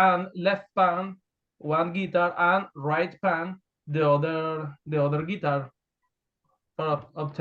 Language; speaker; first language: English; non-native, learner; Spanish